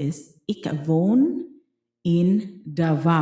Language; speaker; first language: Dutch; non-native, fluent; Filipino